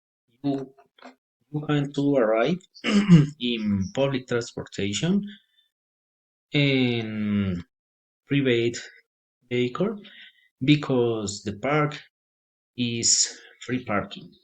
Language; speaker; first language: English; non-native, learner; Spanish